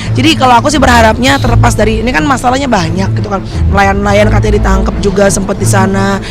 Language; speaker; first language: Indonesian; native; Indonesian